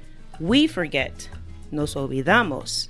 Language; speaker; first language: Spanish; non-native, fluent; English